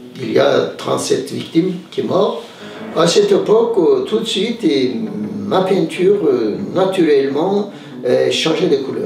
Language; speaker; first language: French; non-native, fluent; Turkish